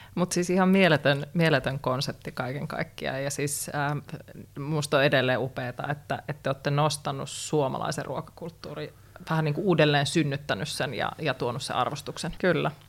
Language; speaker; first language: Finnish; native; Finnish